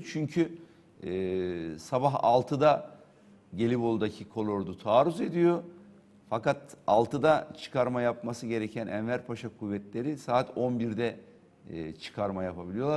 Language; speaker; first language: Turkish; native; Turkish